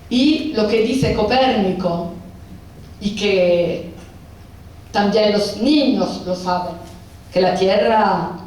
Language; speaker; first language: Spanish; non-native, fluent; Italian